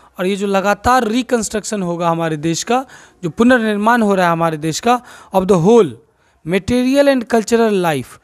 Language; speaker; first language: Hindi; non-native, local second language; Maithili